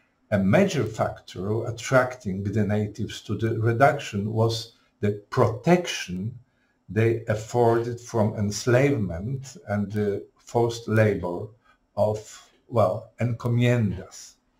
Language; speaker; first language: English; non-native, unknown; Polish